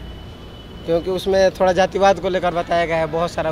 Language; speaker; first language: Hindi; native; Hindi